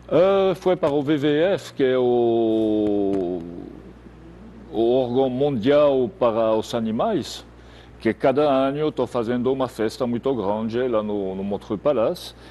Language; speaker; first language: Portuguese; non-native, fluent; French